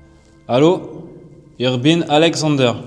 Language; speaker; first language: German; non-native, learner; French